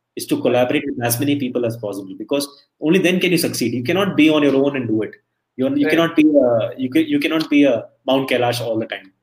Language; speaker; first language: English; non-native, local second language; Malayalam